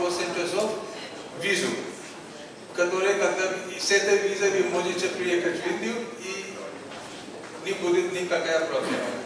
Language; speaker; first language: Russian; non-native, learner; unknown